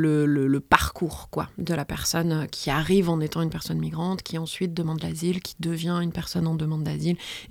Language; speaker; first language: French; native; French